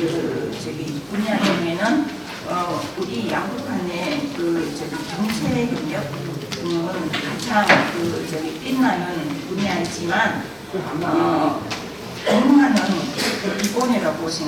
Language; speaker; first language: Korean; non-native, fluent; Vietnamese